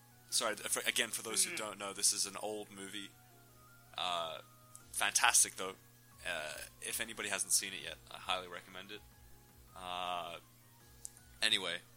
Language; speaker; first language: English; native; English